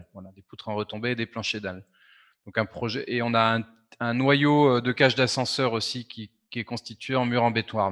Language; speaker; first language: French; native; French